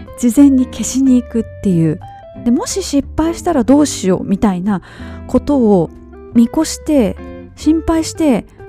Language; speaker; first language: Japanese; native; Japanese